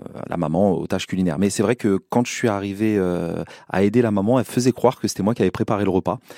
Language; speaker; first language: French; native; French